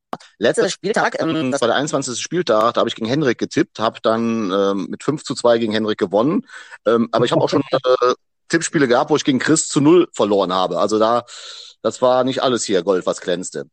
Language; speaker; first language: German; native; German